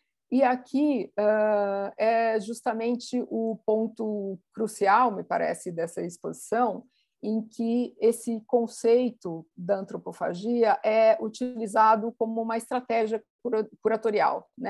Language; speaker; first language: Portuguese; native; Portuguese